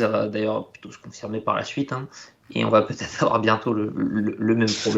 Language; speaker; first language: French; native; French